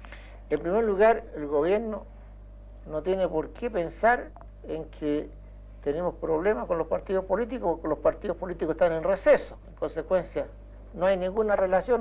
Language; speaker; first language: Spanish; native; Spanish